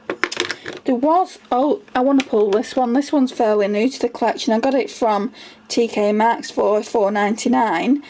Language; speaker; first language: English; native; English